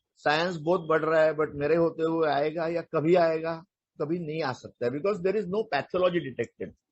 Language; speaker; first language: Hindi; non-native, local second language; Marathi